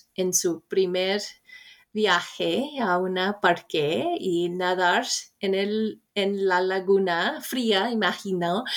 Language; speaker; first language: Spanish; non-native, fluent; English